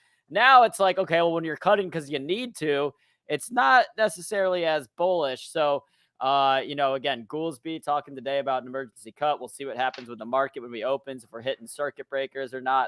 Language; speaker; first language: English; native; English